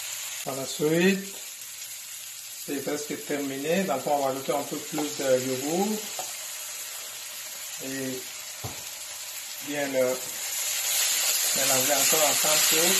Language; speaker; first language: French; non-native, fluent; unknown